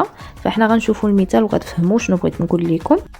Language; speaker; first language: Arabic; native; Arabic